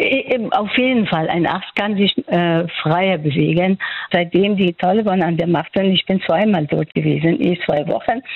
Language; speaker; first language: German; non-native, fluent; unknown